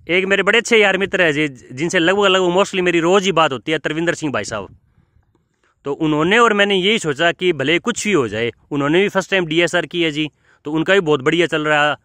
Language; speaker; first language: Hindi; native; Hindi